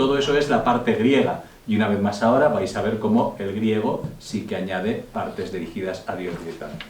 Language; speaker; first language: Spanish; native; Spanish